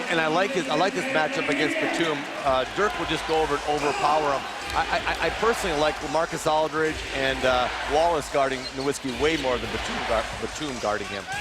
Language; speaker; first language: English; native; English